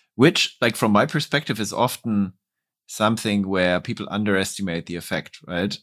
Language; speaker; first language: English; non-native, fluent; German